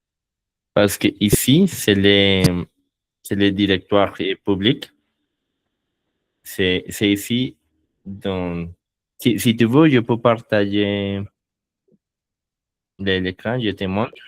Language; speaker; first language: French; non-native, learner; Spanish